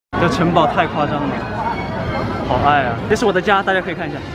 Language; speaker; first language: Chinese; native; Chinese